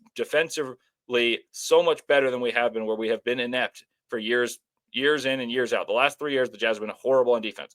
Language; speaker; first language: English; native; English